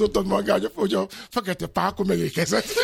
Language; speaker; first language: Hungarian; non-native, fluent; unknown